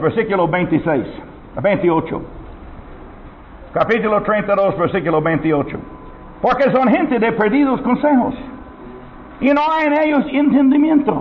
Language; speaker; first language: Spanish; non-native, learner; English